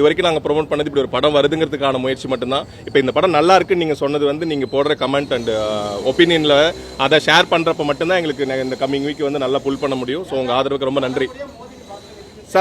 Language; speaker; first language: Tamil; native; Tamil